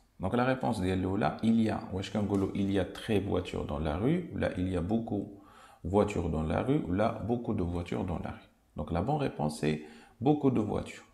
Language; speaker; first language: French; non-native, local second language; Arabic